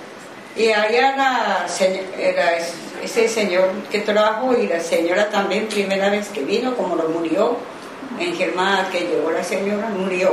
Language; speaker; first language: Spanish; non-native, learner; Japanese